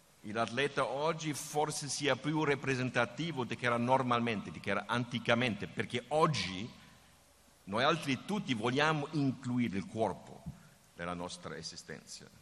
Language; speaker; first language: Italian; non-native, fluent; German